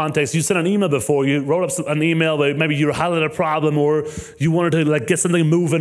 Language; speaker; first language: English; non-native, fluent; German